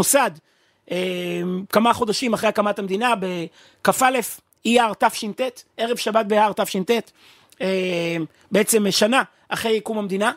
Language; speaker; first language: Hebrew; native; Hebrew